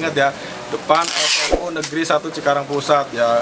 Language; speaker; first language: Indonesian; native; Indonesian